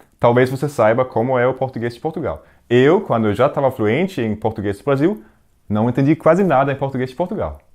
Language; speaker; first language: Portuguese; non-native, fluent; Danish